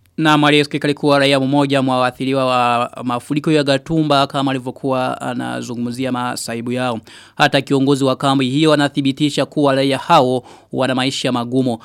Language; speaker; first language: Swahili; non-native, local second language; Rundi